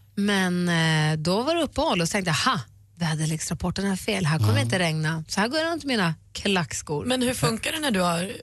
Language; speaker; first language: Swedish; native; Swedish